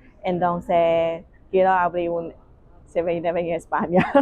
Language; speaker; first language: Spanish; non-native, learner; Chinese